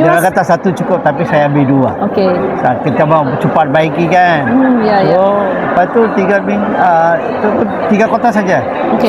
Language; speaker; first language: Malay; non-native, local second language; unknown